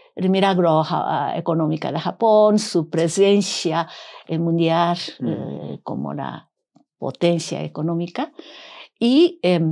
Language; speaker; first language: Spanish; non-native, fluent; Japanese